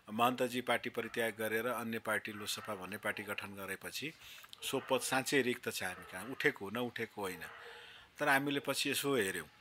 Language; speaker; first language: Nepali; non-native, local second language; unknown